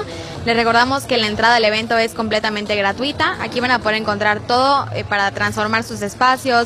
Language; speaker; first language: Spanish; native; Spanish